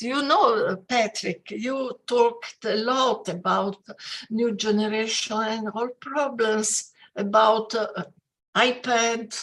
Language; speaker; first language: English; non-native, fluent; Italian